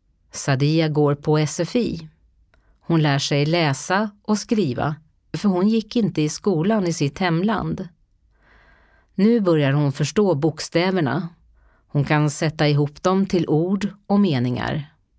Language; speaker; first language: Swedish; native; Swedish